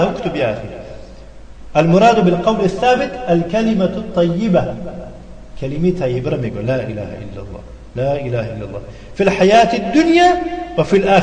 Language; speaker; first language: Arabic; non-native, fluent; Tajik